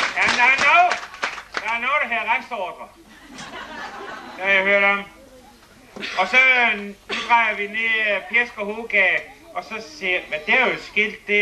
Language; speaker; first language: Danish; native; Danish